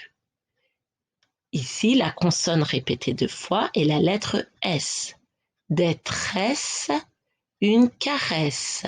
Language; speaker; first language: French; native; French